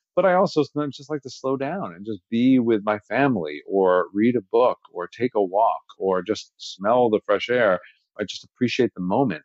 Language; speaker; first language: English; native; English